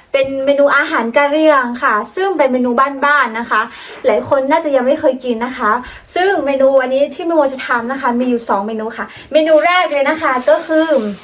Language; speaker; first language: Thai; non-native, local second language; Karen languages